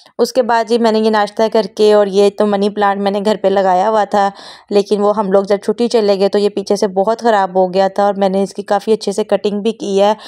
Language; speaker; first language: Urdu; non-native, local second language; Punjabi